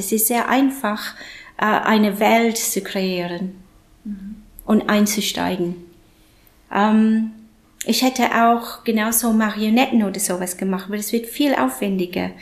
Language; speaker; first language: German; non-native, fluent; English